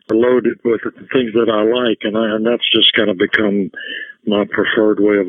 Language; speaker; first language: English; native; English